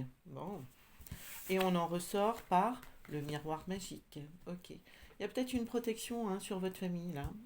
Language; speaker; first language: French; native; French